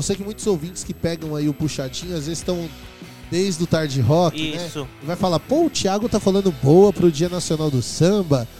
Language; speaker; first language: Portuguese; native; Portuguese